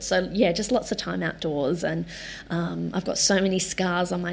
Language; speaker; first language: English; native; English